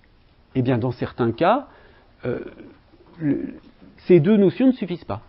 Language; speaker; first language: French; native; French